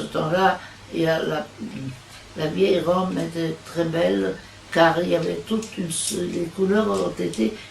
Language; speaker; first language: French; non-native, fluent; Italian